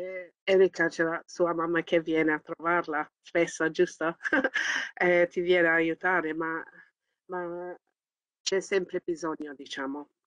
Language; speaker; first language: Italian; early bilingual, heritage; English